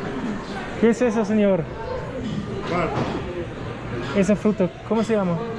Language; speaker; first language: Spanish; non-native, learner; German